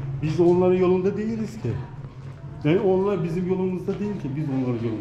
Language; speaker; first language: Turkish; non-native, learner; Persian